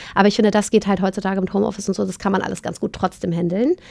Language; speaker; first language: German; native; German